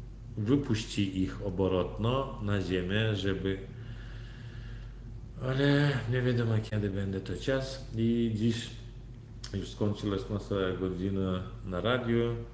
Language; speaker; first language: Polish; non-native, learner; Turkmen